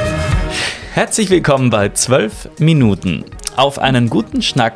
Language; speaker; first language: German; native; German